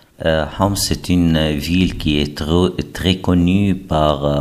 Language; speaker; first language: French; non-native, fluent; Arabic